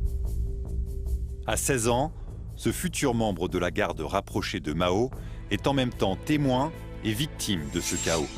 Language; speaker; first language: French; native; French